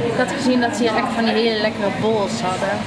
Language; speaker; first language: Dutch; native; Dutch